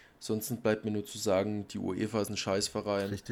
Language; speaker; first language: German; native; German